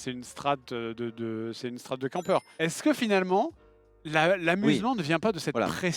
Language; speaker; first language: French; native; French